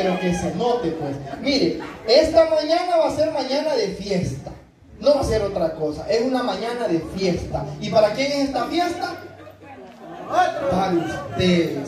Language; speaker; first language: Spanish; native; Spanish